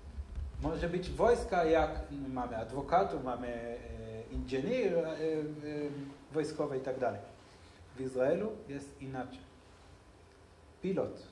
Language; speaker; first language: Polish; non-native, learner; Hebrew